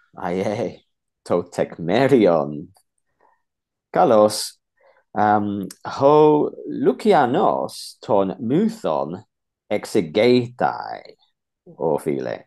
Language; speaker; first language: Greek; non-native, fluent; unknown